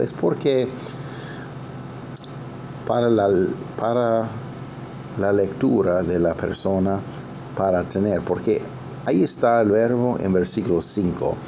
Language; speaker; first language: Spanish; non-native, fluent; English